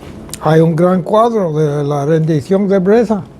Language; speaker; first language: Spanish; non-native, fluent; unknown